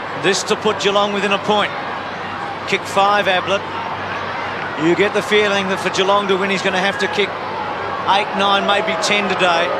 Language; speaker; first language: English; native; English